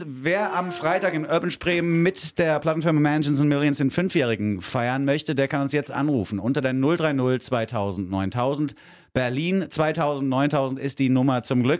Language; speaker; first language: German; native; German